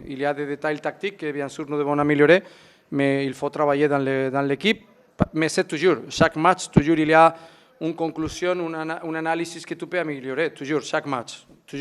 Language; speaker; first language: French; non-native, fluent; Spanish